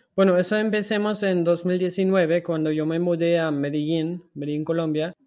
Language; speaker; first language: Spanish; non-native, fluent; German